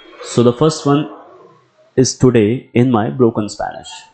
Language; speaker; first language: English; non-native, local second language; Hindi